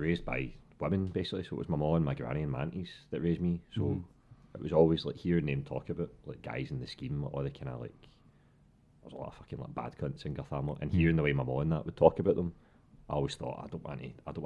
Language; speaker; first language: English; non-native, local second language; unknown